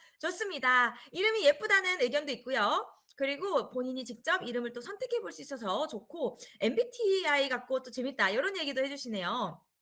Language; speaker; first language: Korean; native; Korean